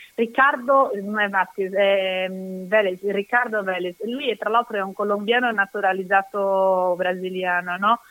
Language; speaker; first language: Italian; non-native, fluent; Portuguese